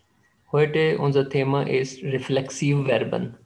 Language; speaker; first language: German; non-native, fluent; Urdu